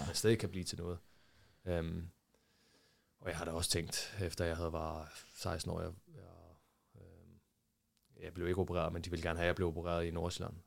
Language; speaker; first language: Danish; early bilingual, other home language; Portuguese